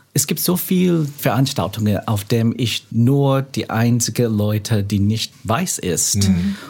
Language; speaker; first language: German; non-native, learner; English